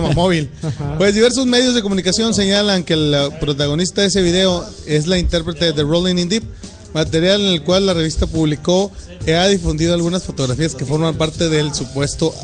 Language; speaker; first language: Spanish; native; Spanish